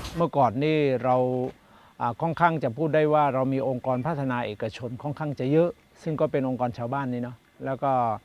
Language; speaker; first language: Thai; non-native, local second language; Akha